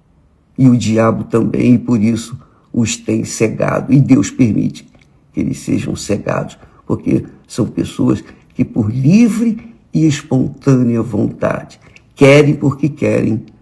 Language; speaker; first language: Portuguese; native; Portuguese